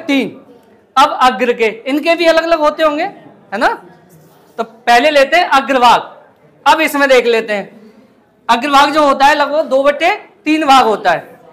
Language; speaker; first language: Hindi; native; Hindi